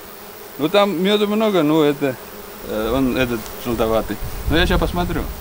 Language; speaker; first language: Russian; non-native, local second language; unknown